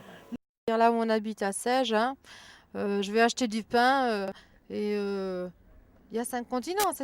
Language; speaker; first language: French; native; French